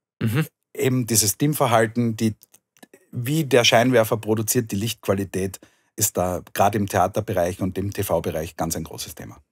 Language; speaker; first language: German; native; German